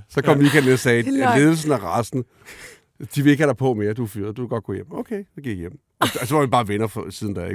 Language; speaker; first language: Danish; native; Danish